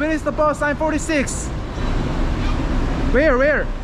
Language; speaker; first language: English; non-native, learner; Korean